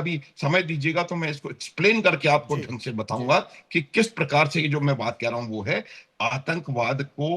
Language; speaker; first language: Hindi; native; Hindi